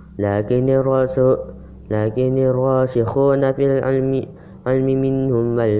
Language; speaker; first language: Arabic; non-native, learner; Indonesian